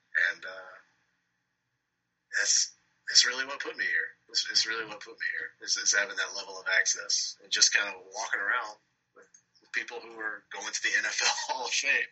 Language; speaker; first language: English; native; English